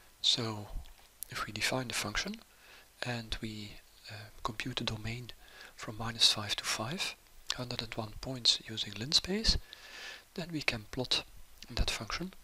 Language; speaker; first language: English; non-native, fluent; Dutch